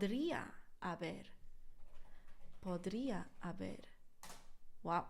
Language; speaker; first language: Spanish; non-native, fluent; English